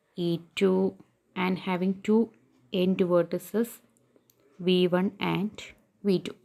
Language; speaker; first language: English; non-native, local second language; Malayalam